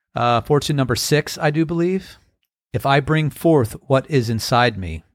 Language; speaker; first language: English; native; English